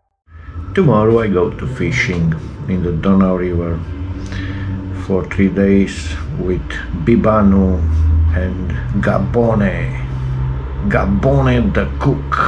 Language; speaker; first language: English; non-native, learner; Romanian